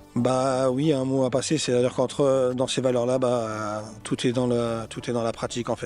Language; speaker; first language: French; native; French